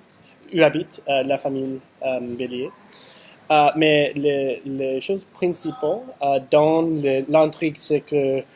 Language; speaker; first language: French; non-native, learner; English